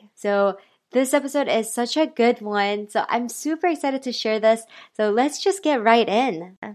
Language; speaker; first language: English; native; English